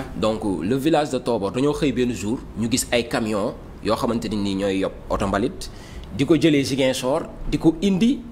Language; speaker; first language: Wolof; non-native, local second language; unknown